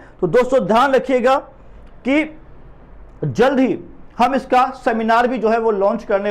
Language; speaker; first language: Hindi; native; Hindi